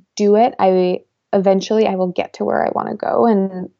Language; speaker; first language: English; early bilingual, other home language; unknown